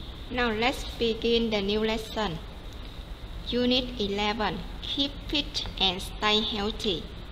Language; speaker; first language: English; non-native, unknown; Vietnamese